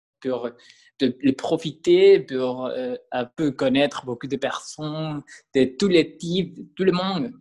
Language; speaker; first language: French; non-native, learner; Spanish